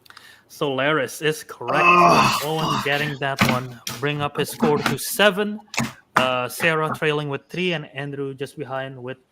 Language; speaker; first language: English; native; English